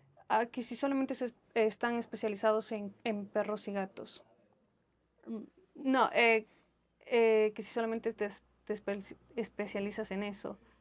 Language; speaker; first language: Spanish; native; Spanish